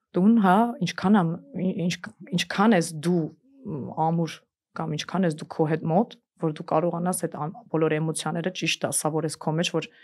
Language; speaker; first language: Armenian; early bilingual, heritage; Armenian